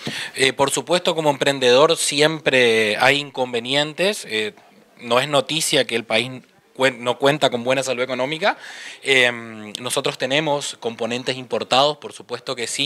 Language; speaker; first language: Spanish; native; Spanish